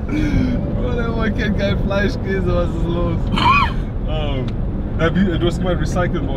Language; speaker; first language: German; native; German